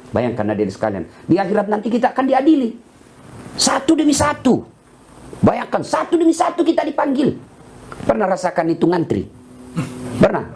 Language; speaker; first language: Indonesian; non-native, local second language; Buginese